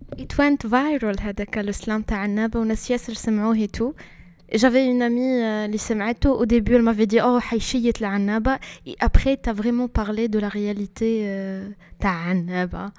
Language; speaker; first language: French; non-native, local second language; Arabic